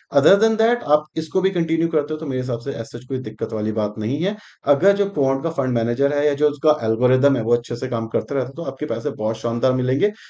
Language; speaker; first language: Hindi; native; Hindi